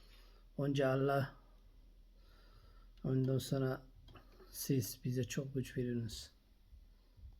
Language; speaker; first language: Turkish; non-native, learner; Persian